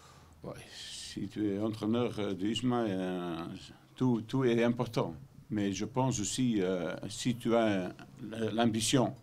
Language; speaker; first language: French; non-native, learner; Dutch